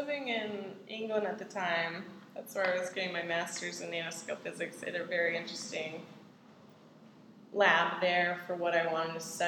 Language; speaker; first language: English; native; English